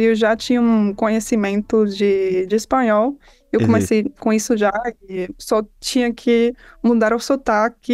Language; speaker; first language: Portuguese; non-native, fluent; English